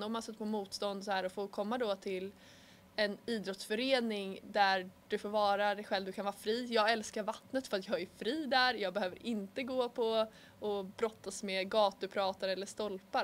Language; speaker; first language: Swedish; native; Swedish